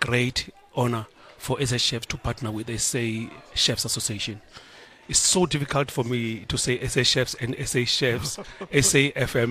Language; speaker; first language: English; non-native, local second language; Xhosa